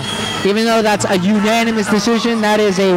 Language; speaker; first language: English; native; English